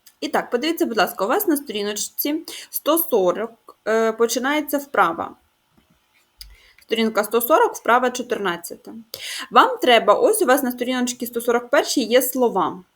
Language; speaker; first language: Ukrainian; native; Ukrainian